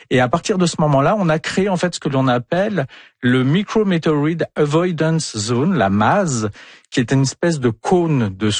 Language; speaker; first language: French; native; French